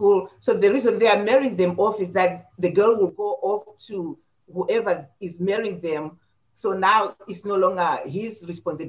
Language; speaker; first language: English; non-native, local second language; Shona